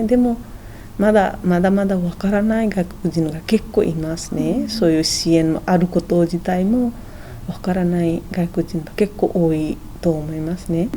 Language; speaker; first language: Japanese; non-native, fluent; Nepali